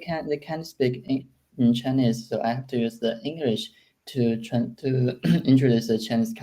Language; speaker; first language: English; non-native, learner; Chinese